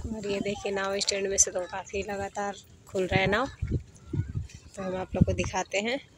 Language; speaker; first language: Hindi; native; Hindi